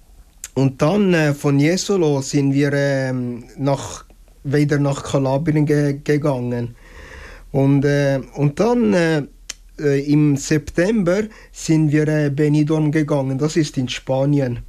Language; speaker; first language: German; early bilingual, other home language; Italian